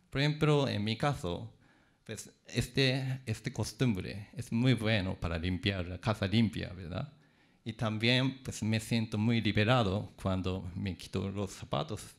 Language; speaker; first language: Spanish; non-native, fluent; Japanese